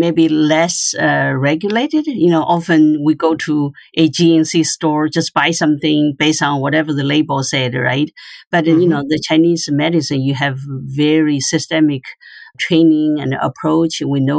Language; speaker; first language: English; non-native, fluent; Chinese